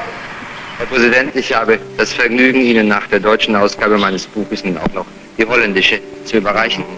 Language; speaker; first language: German; native; German